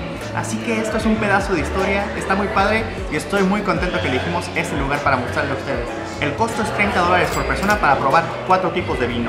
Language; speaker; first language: Spanish; native; Spanish